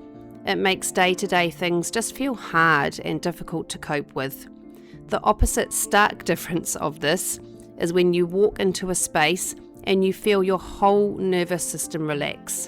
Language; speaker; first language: English; native; English